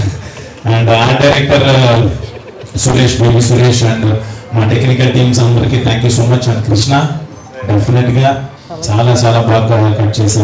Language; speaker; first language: Telugu; native; Telugu